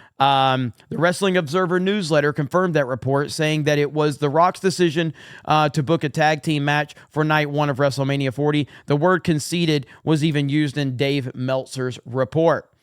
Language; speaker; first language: English; native; English